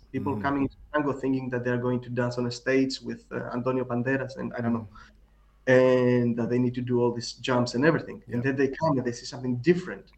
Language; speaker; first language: English; non-native, fluent; Greek